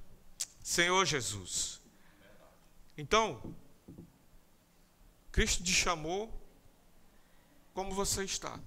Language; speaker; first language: Portuguese; native; Portuguese